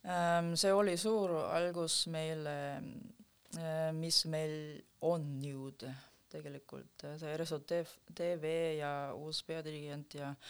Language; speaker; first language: Estonian; non-native, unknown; Korean